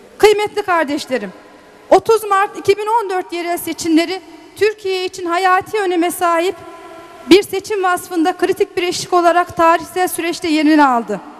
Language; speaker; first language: Turkish; native; Turkish